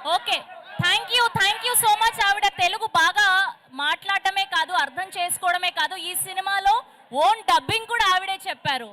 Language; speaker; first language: Telugu; native; Telugu